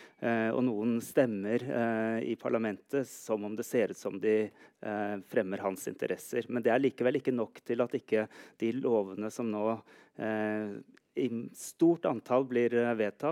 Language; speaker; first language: Norwegian; native; Norwegian